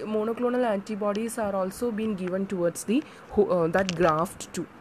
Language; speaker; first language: English; non-native, local second language; Malayalam